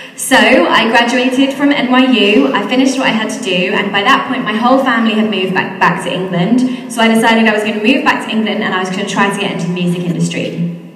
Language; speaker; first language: English; native; English